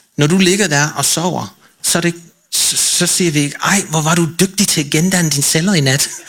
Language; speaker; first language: Danish; non-native, fluent; English